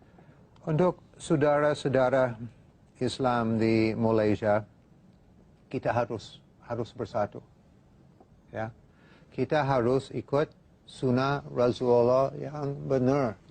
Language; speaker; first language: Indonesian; non-native, fluent; English